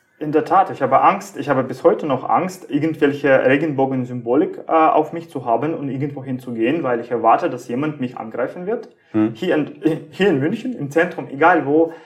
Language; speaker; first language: German; non-native, fluent; Russian